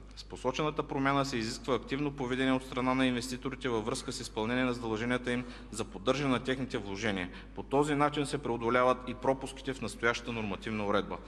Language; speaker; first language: Bulgarian; non-native, local second language; Turkish